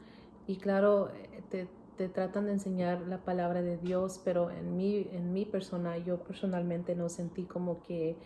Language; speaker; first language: Spanish; early bilingual, heritage; Spanish